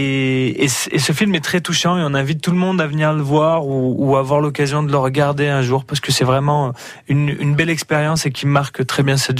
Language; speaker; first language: French; native; French